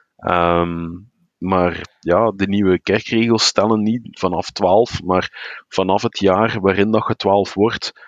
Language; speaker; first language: Dutch; native; Dutch